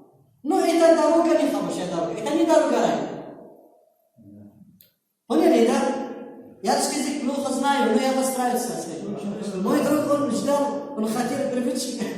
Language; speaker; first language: Russian; non-native, learner; Arabic